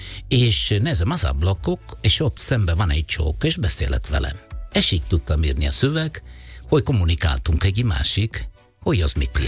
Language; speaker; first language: Hungarian; non-native, fluent; Italian